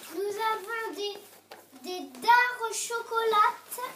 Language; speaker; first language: French; non-native, learner; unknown